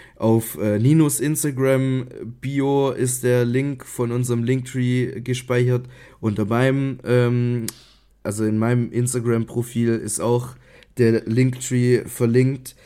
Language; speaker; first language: German; native; German